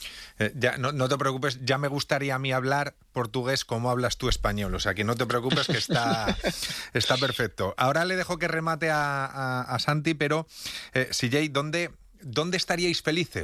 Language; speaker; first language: Spanish; native; Spanish